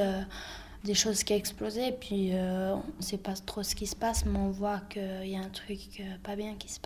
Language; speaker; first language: French; early bilingual, other home language; Bosnian